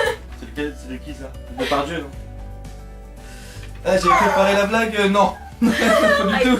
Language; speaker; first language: French; native; French